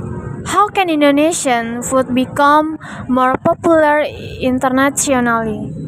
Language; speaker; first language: English; non-native, learner; Indonesian